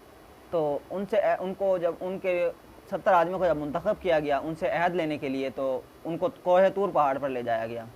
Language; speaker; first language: Urdu; native; Urdu